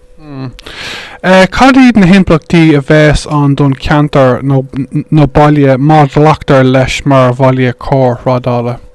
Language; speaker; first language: Irish; non-native, local second language; English